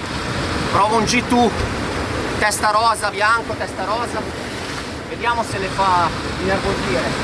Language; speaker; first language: Italian; native; Italian